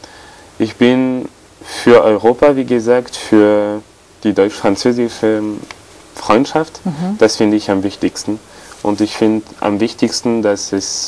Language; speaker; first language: German; non-native, fluent; French